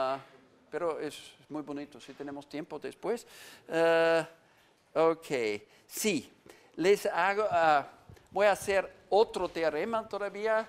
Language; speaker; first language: Spanish; non-native, fluent; German